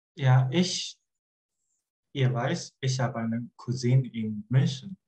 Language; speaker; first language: German; non-native, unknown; Chinese